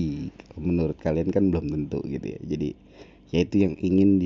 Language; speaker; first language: Indonesian; native; Indonesian